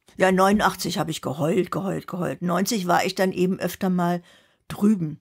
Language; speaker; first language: German; native; German